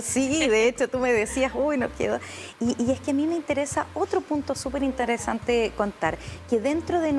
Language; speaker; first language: Spanish; native; Spanish